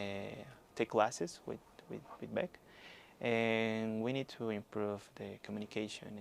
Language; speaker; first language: English; non-native, learner; Spanish